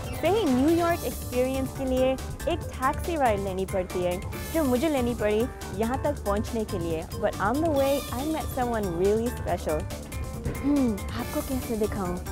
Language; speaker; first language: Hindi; early bilingual, heritage; Urdu